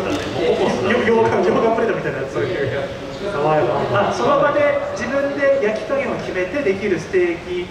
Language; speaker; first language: Japanese; native; Japanese